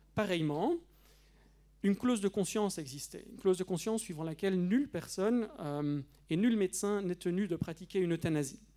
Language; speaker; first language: French; native; French